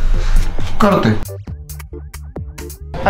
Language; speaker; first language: Spanish; native; Spanish